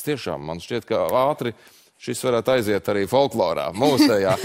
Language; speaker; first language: Latvian; native; Latvian